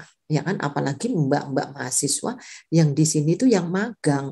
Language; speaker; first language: Indonesian; native; Indonesian